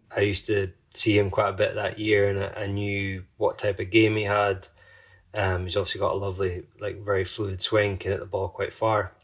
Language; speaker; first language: English; native; English